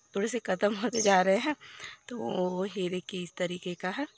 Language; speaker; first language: Hindi; native; Hindi